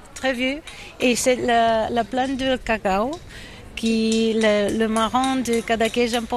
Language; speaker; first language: French; non-native, learner; Catalan